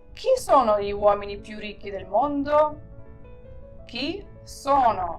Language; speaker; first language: Italian; non-native, fluent; Ukrainian